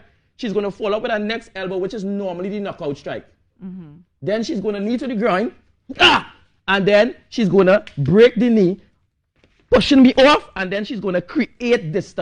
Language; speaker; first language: English; native; English